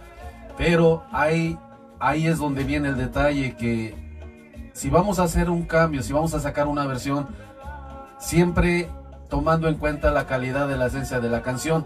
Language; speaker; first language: Spanish; native; Spanish